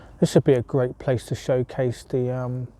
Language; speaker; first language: English; native; English